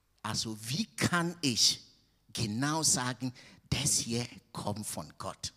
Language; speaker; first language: German; non-native, fluent; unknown